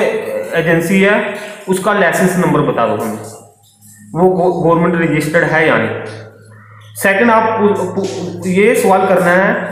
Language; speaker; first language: Hindi; native; Hindi